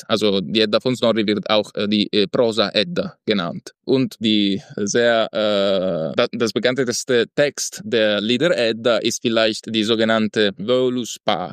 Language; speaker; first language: German; non-native, fluent; Italian